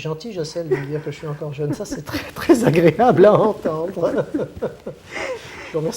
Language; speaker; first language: French; native; French